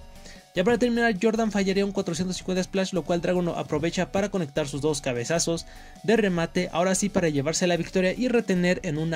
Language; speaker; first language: Spanish; native; Spanish